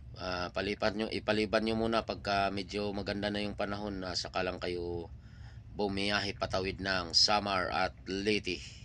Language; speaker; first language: Filipino; non-native, local second language; Waray